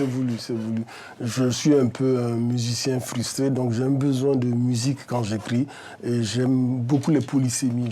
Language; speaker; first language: French; native; French